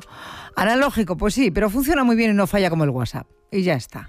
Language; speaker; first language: Spanish; native; Spanish